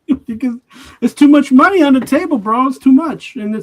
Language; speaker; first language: English; native; English